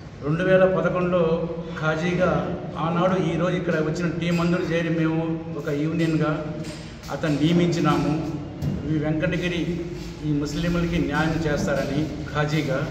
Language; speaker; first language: Telugu; non-native, local second language; Urdu